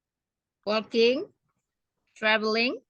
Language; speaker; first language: English; non-native, fluent; Indonesian